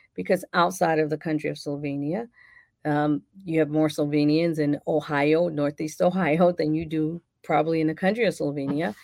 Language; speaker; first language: English; native; English